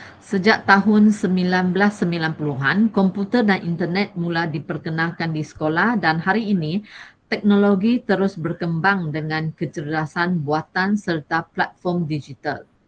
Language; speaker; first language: Malay; non-native, local second language; Chinese